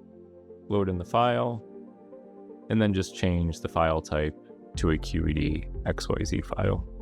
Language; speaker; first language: English; native; English